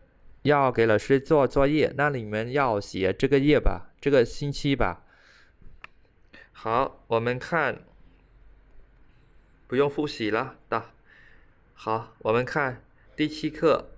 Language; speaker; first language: Chinese; non-native, fluent; Khmer